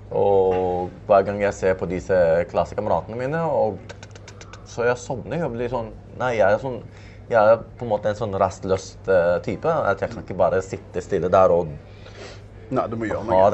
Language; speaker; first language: Norwegian; non-native, fluent; Filipino